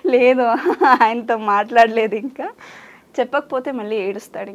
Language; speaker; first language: Telugu; non-native, local second language; Kannada